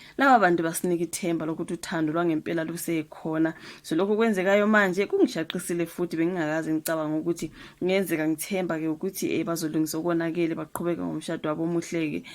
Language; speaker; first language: Zulu; native; Zulu